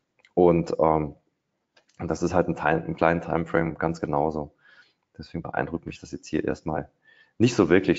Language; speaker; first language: German; native; German